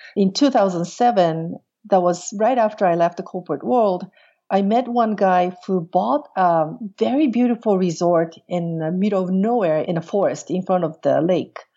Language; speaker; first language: English; non-native, fluent; Portuguese